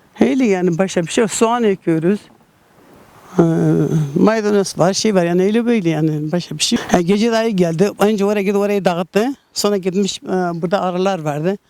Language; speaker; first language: Turkish; non-native, local second language; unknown